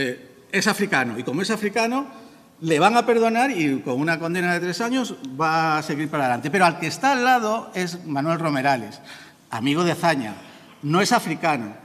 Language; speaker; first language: Spanish; native; Spanish